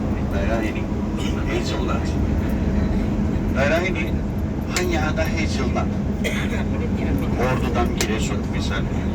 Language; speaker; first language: Indonesian; non-native, fluent; Turkish